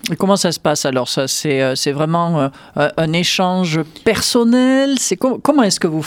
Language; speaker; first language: French; native; French